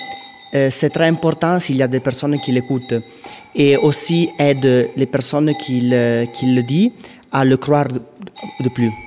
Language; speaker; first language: French; non-native, local second language; Italian